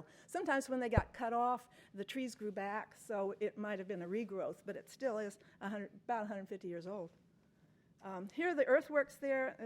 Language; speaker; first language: English; native; English